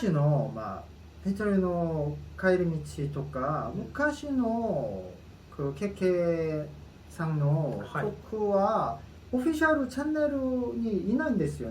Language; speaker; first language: Japanese; non-native, learner; Korean